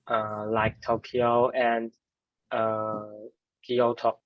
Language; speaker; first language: English; non-native, learner; Chinese